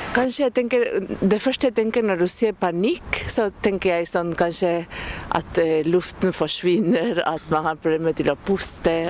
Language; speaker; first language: Norwegian; non-native, fluent; Spanish